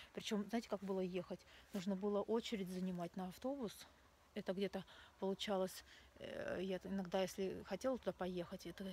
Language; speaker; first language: Russian; native; Russian